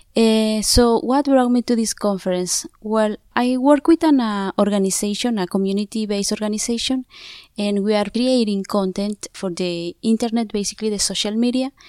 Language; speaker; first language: English; non-native, fluent; Zapotec